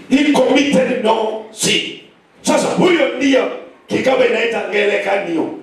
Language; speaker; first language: Swahili; non-native, local second language; Kamba